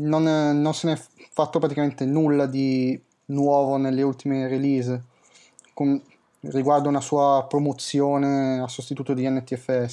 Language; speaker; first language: Italian; native; Italian